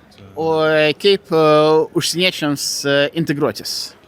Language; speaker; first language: Lithuanian; non-native, fluent; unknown